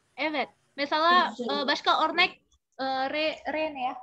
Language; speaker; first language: Turkish; non-native, fluent; Indonesian